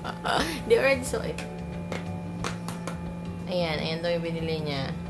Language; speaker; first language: Filipino; native; Filipino